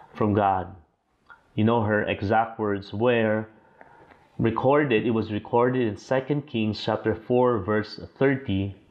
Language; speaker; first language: English; non-native, local second language; Filipino